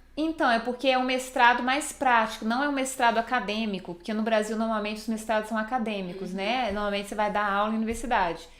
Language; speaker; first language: Portuguese; native; Portuguese